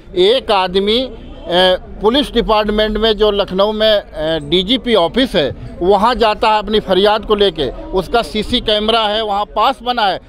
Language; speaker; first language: Hindi; native; Hindi